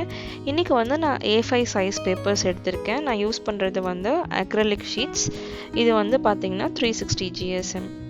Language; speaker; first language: Tamil; native; Tamil